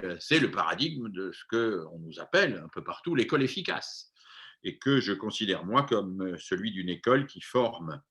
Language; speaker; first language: French; native; French